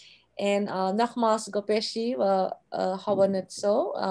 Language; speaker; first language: Dutch; non-native, local second language; Caribbean Hindustani